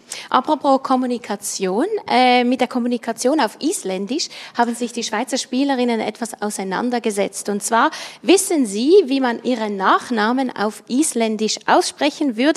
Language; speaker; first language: German; native; German